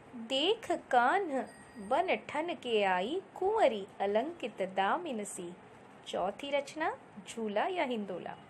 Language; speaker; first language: Hindi; non-native, local second language; Marathi